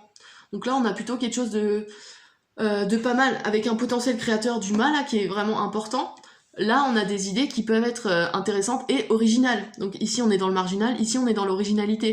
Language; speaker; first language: French; native; French